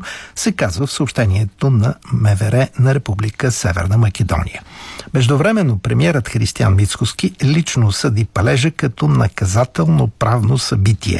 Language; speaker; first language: Bulgarian; native; Bulgarian